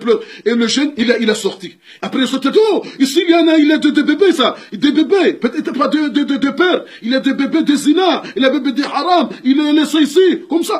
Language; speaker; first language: French; non-native, learner; Comorian